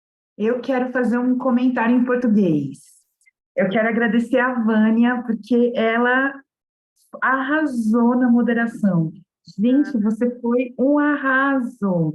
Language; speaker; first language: Portuguese; non-native, fluent; Spanish